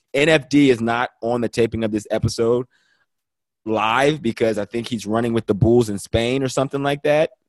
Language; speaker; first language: English; native; English